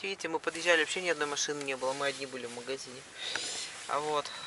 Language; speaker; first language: Russian; native; Russian